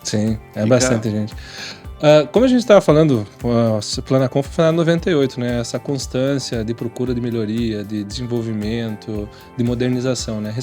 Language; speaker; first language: Portuguese; native; Portuguese